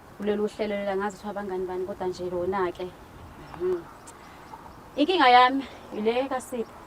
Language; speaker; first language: Zulu; native; Zulu